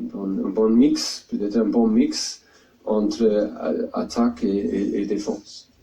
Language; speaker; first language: French; non-native, fluent; German